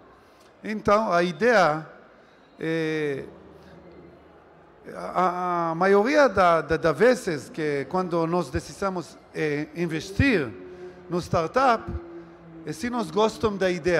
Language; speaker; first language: Portuguese; non-native, learner; Hebrew